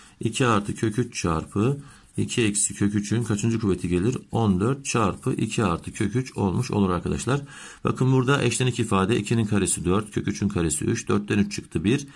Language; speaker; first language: Turkish; native; Turkish